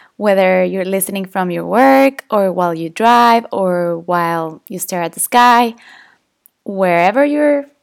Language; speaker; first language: English; non-native, fluent; Spanish